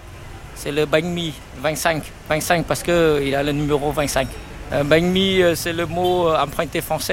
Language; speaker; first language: French; non-native, fluent; Vietnamese